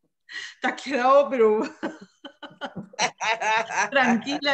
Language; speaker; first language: Spanish; native; Spanish